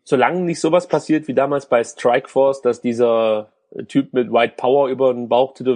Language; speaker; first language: German; native; German